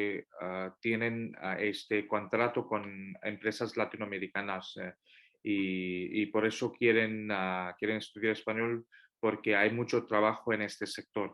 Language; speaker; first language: Spanish; non-native, fluent; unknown